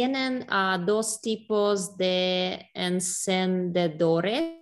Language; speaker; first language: Spanish; non-native, learner; English